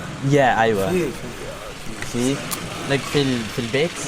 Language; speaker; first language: Arabic; non-native, learner; English